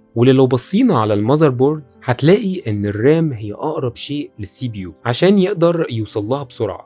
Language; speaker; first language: Arabic; native; Arabic